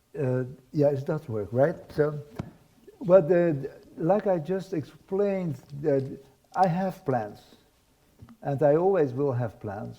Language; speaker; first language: English; non-native, fluent; Dutch